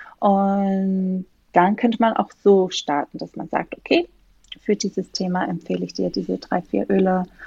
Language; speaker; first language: German; non-native, fluent; Greek